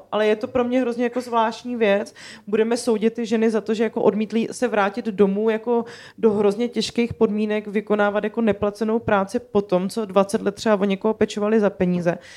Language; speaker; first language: Czech; native; Czech